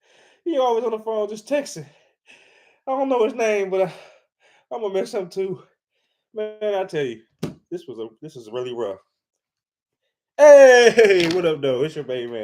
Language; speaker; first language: English; native; English